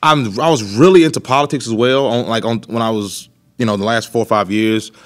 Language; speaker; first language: English; native; English